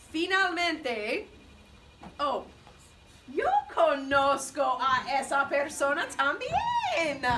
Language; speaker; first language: Spanish; non-native, fluent; English